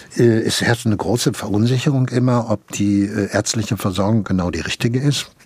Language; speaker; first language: German; native; German